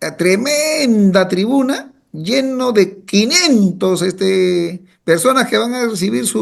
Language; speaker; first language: Spanish; native; Spanish